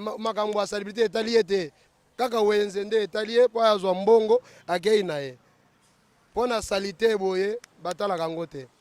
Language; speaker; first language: Lingala; native; Lingala